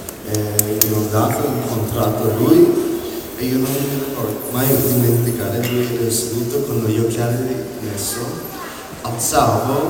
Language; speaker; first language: Italian; non-native, learner; English